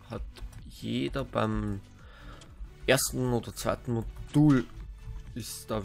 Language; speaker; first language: German; native; German